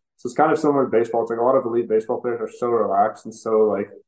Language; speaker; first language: English; native; English